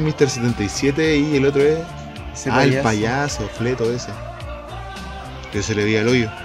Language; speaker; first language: Spanish; native; Spanish